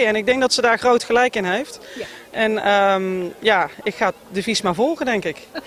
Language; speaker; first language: Dutch; native; Dutch